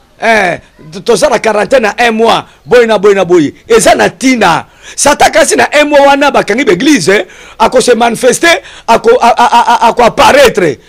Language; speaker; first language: Lingala; native; Lingala